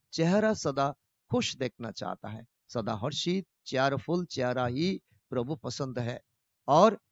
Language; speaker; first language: Hindi; non-native, local second language; Bangla